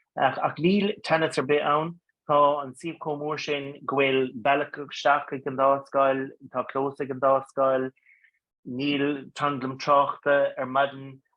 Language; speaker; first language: Irish; non-native, local second language; English